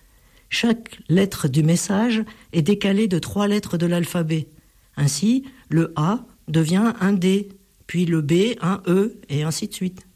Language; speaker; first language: French; native; French